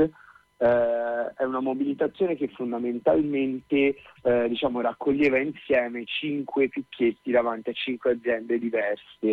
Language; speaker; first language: Italian; native; Italian